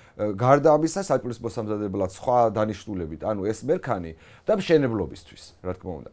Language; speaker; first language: Georgian; native; Georgian